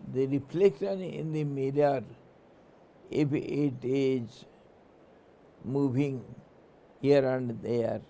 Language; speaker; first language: English; non-native, local second language; Hindi